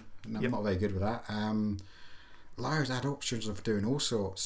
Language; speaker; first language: English; native; English